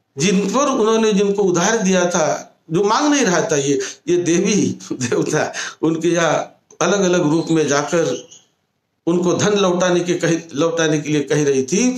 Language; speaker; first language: Hindi; non-native, local second language; Marathi